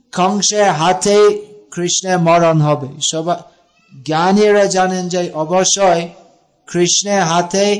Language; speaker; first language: Bangla; non-native, fluent; English